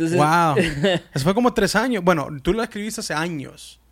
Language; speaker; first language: Spanish; early bilingual, heritage; Spanish